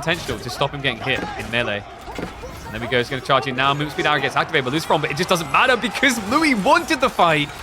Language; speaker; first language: English; native; English